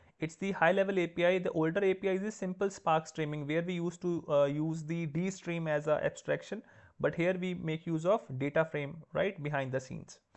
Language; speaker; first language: English; non-native, local second language; Punjabi